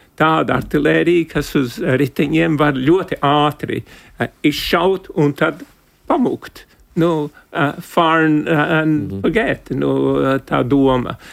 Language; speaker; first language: Latvian; early bilingual, heritage; Latvian